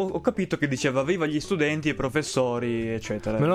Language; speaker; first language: Italian; native; Italian